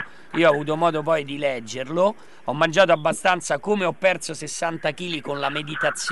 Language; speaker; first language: Italian; native; Italian